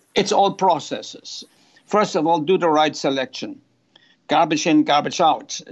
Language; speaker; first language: English; non-native, fluent; German